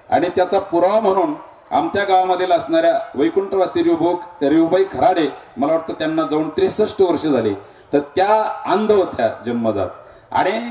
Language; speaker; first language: Marathi; native; Marathi